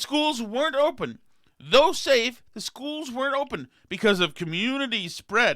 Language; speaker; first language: English; native; English